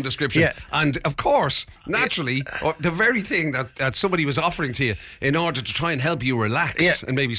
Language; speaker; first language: English; native; English